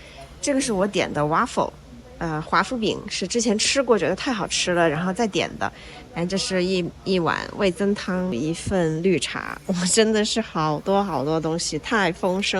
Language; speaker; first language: Chinese; native; Chinese